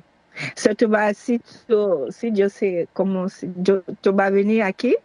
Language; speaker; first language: Spanish; non-native, learner; Haitian Creole